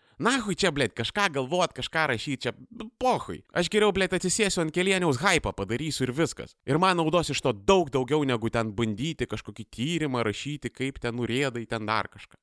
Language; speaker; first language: Lithuanian; native; Lithuanian